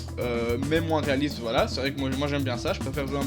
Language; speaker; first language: French; native; French